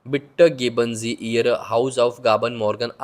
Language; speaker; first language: German; non-native, learner; Hindi